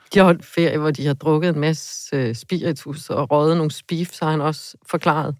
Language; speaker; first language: Danish; native; Danish